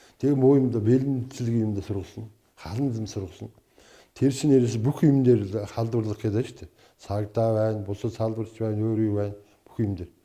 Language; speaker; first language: Mongolian; non-native, local second language; Kazakh